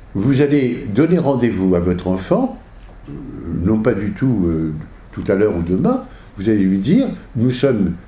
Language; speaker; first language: French; early bilingual, other home language; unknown